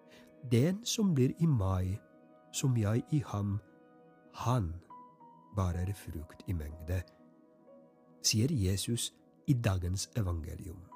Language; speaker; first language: Norwegian; non-native, fluent; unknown